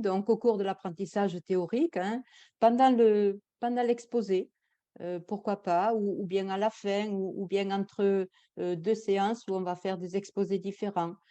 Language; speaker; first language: French; native; French